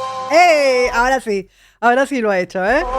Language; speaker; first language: Spanish; native; Spanish